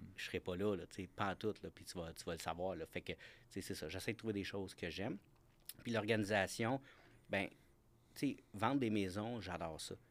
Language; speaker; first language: French; native; French